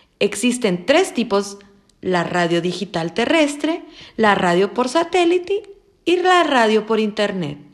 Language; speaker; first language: Spanish; native; Spanish